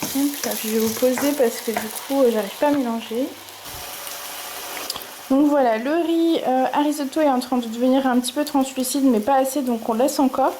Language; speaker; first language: French; native; French